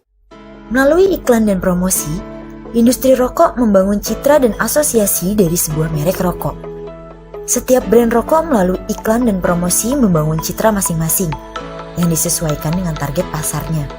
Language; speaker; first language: Indonesian; native; Indonesian